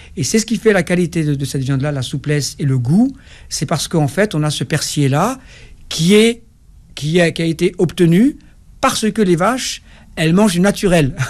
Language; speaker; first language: French; non-native, local second language; Kabyle